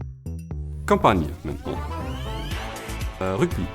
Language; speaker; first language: French; non-native, fluent; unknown